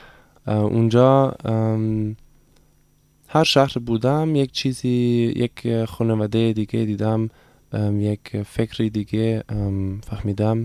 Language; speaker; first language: Persian; non-native, learner; German